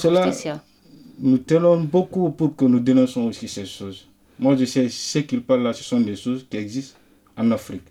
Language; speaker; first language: Spanish; non-native, local second language; French